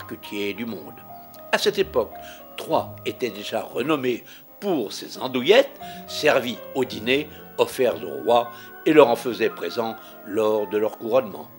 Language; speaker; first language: French; native; French